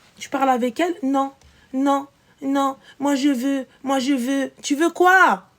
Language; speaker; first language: French; early bilingual, other home language; Arabic